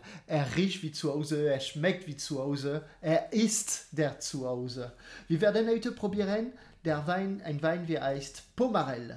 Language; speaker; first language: German; non-native, fluent; French